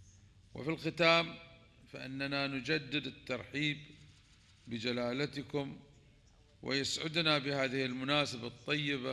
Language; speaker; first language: Arabic; native; Arabic